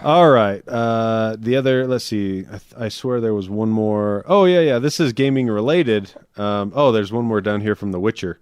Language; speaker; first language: English; native; English